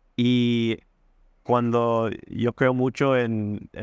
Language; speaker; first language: Spanish; non-native, fluent; English